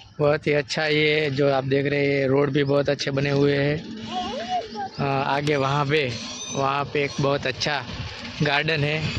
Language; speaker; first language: Hindi; non-native, local second language; Gujarati